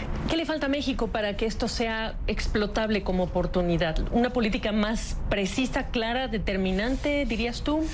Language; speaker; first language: Spanish; native; Spanish